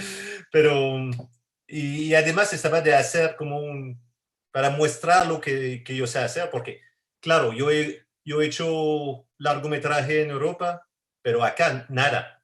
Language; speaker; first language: Spanish; non-native, fluent; French